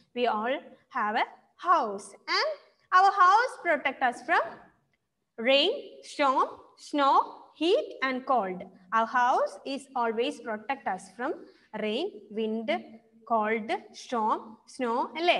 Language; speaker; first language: English; non-native, local second language; Malayalam